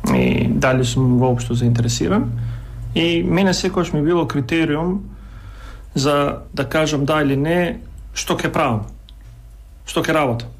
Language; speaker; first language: Macedonian; non-native, local second language; Albanian